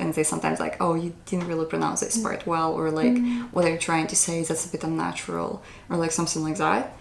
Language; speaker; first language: English; non-native, fluent; Russian